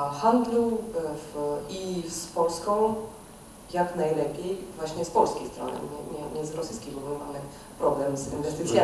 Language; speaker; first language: Polish; non-native, fluent; Russian